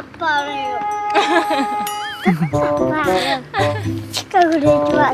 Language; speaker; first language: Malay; early bilingual, heritage; Japanese